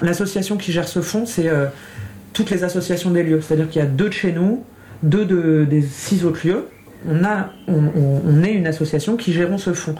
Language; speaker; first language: French; native; French